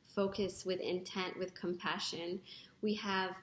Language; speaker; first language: English; non-native, local second language; Filipino